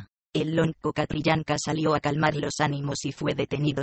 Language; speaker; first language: Spanish; native; Spanish